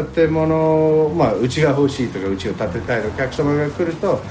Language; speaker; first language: Japanese; non-native, fluent; English